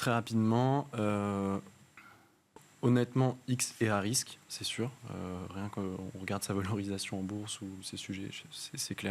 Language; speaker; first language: French; native; French